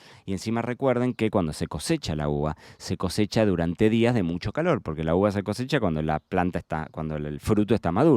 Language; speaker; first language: Spanish; native; Spanish